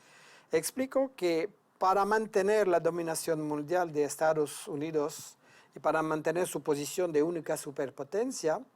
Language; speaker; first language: Spanish; non-native, fluent; French